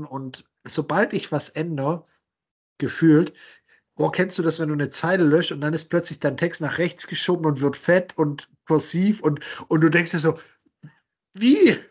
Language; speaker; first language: German; native; German